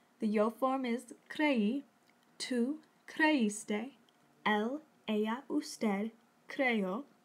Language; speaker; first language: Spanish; non-native, learner; English